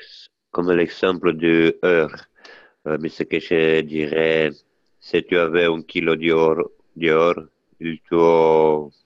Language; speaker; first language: French; non-native, learner; Italian